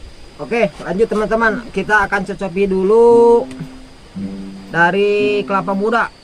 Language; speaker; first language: Indonesian; non-native, local second language; Sundanese